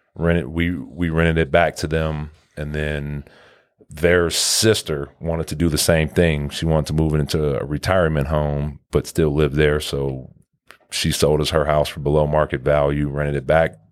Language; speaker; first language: English; native; English